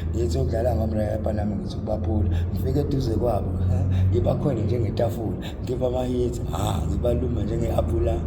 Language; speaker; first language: Zulu; native; Zulu